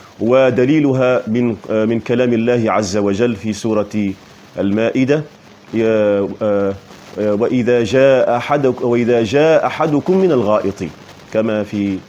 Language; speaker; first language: Arabic; native; Arabic